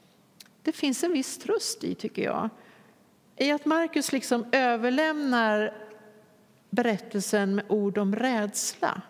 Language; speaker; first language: Swedish; native; Swedish